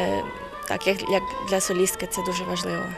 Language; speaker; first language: Ukrainian; non-native, fluent; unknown